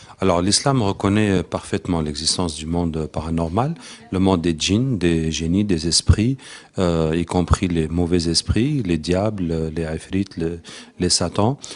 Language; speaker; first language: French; non-native, local second language; Arabic